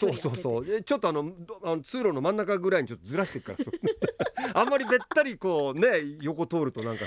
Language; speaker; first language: Japanese; native; Japanese